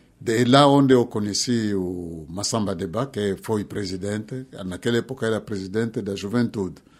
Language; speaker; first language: Portuguese; non-native, fluent; Kongo